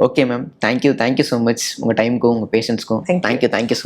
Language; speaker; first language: Tamil; native; Tamil